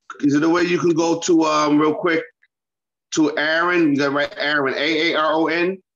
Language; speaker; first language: English; native; English